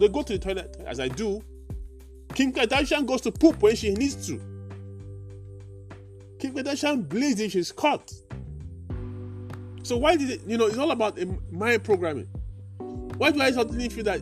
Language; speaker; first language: English; non-native, local second language; Yoruba